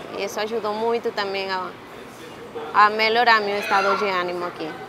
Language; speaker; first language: Portuguese; non-native, learner; Spanish